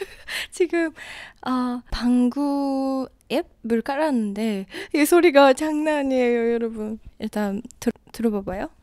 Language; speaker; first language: Korean; non-native, fluent; Japanese